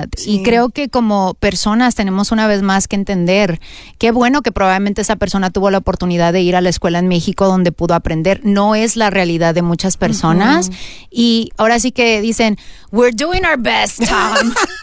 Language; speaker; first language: Spanish; early bilingual, heritage; Spanish